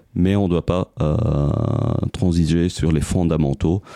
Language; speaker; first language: French; non-native, local second language; Arabic